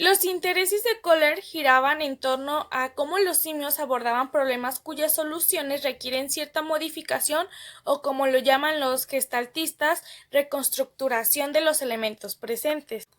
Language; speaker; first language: Spanish; native; Spanish